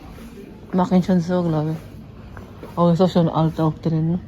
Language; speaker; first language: German; non-native, learner; Cebuano